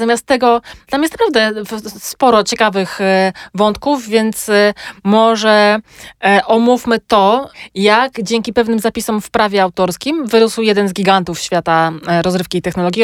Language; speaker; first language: Polish; native; Polish